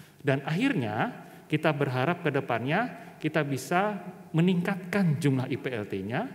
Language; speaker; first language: Indonesian; native; Indonesian